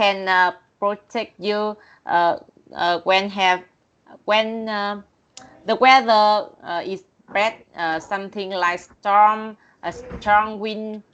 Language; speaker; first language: English; non-native, learner; Vietnamese